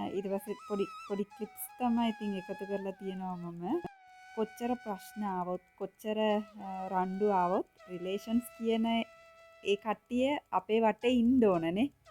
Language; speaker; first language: Sinhala; non-native, local second language; Tamil